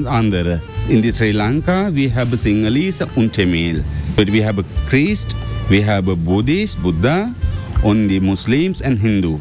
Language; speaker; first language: German; non-native, learner; Sinhala